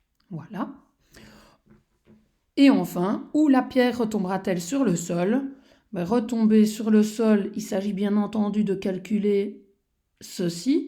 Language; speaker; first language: French; native; French